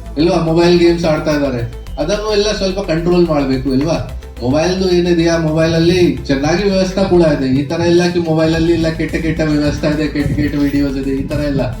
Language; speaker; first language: Kannada; non-native, fluent; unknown